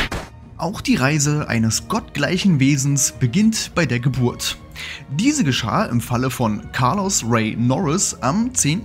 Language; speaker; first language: German; native; German